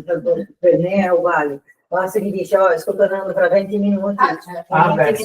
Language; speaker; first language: Italian; non-native, fluent; Portuguese